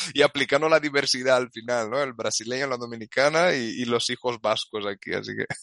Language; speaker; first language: Spanish; non-native, fluent; Portuguese